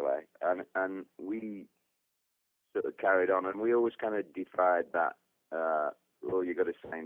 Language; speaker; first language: English; native; English